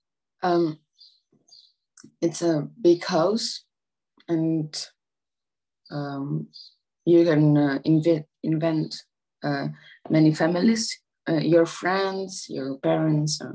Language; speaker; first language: English; non-native, learner; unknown